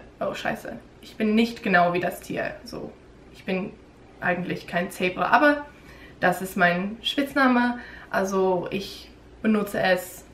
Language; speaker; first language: German; non-native, learner; English